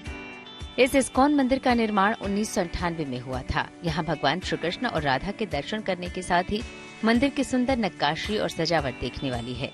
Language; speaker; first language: Hindi; native; Hindi